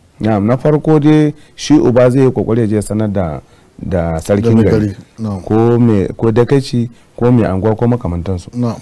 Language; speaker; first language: Hausa; non-native, local second language; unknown